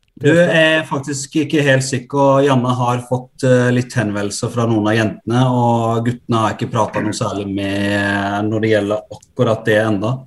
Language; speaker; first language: Norwegian; early bilingual, other home language; Arabic